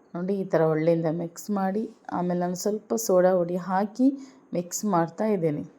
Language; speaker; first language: Kannada; non-native, local second language; Urdu